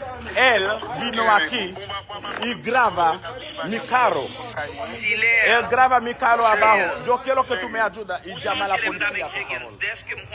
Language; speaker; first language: Spanish; non-native, learner; Haitian Creole